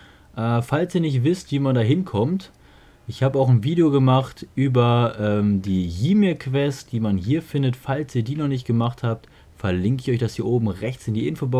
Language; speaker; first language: German; native; German